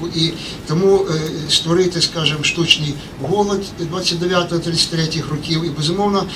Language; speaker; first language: Ukrainian; native; Ukrainian